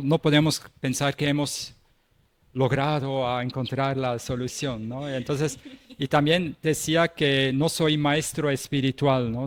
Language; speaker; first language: Spanish; non-native, fluent; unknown